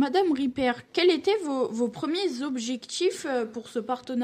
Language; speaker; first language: French; native; French